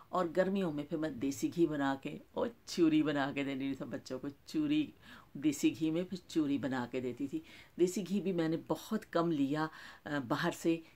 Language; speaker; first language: Urdu; non-native, local second language; Punjabi